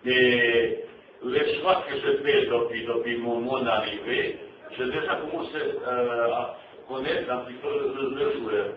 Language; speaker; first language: French; non-native, fluent; Bosnian